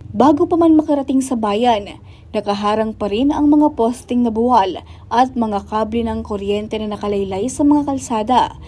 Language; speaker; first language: Filipino; non-native, local second language; Bikol